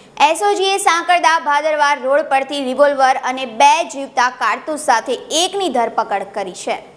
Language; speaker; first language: Gujarati; native; Gujarati